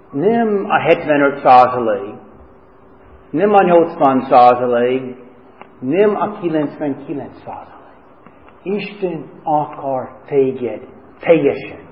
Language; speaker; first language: Hungarian; non-native, fluent; English